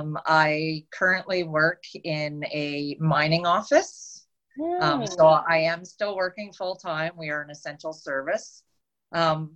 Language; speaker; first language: English; native; English